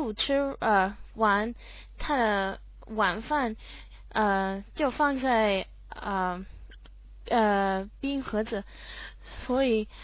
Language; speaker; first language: Chinese; non-native, learner; English